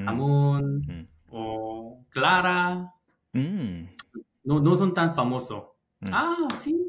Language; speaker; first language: Spanish; non-native, learner; Korean